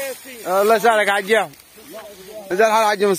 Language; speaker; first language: Arabic; native; Arabic